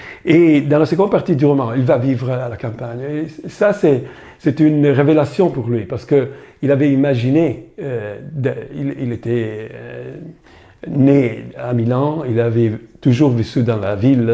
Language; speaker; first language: French; non-native, fluent; Italian